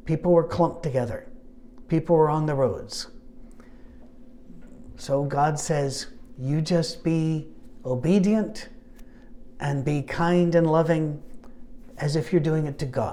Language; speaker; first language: English; native; English